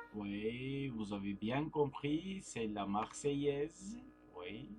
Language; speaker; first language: French; non-native, fluent; Turkish